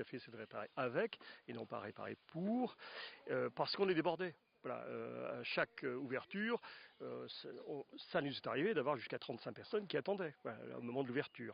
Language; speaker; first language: French; native; French